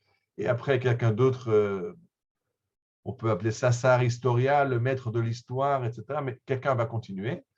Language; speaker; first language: French; native; French